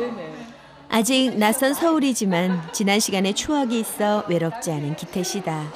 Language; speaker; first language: Korean; native; Korean